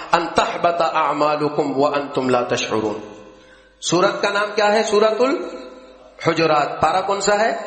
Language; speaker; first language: Urdu; native; Urdu